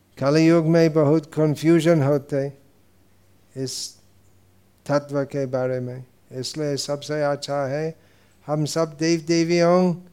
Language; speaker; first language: Hindi; non-native, fluent; English